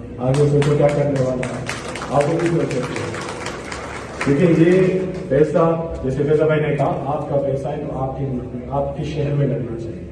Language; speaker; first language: Urdu; early bilingual, heritage; Urdu